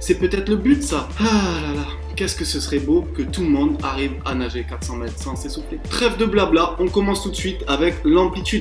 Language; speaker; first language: French; native; French